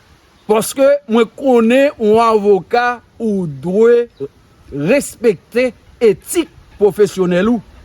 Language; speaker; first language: French; non-native, local second language; Haitian Creole